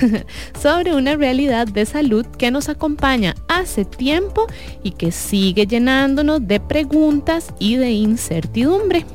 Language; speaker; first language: Spanish; native; Spanish